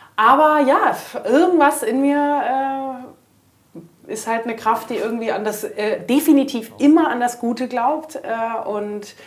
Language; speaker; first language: German; native; German